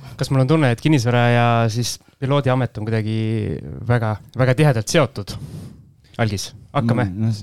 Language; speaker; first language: Estonian; native; Estonian